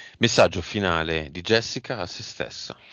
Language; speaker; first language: Italian; native; Italian